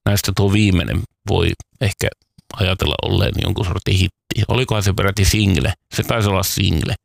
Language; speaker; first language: Finnish; native; Finnish